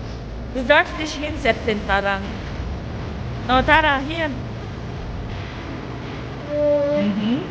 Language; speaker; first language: German; non-native, learner; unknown